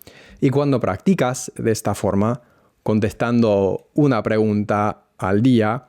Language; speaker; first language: Spanish; non-native, fluent; English